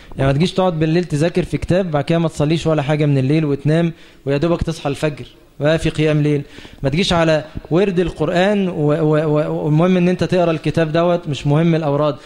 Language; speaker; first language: Egyptian Arabic; native; Egyptian Arabic